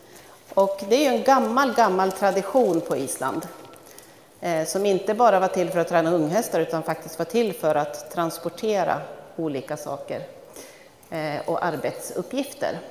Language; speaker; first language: Swedish; native; Swedish